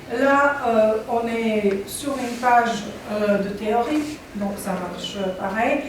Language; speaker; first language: French; non-native, fluent; Slovak